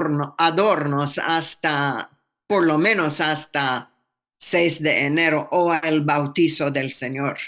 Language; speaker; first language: Spanish; non-native, fluent; English